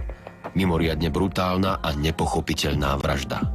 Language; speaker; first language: Slovak; native; Slovak